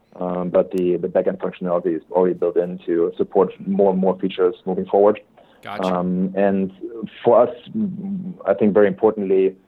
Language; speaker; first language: English; non-native, fluent; German